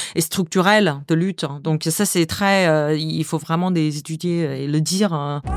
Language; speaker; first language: French; non-native, fluent; Chinese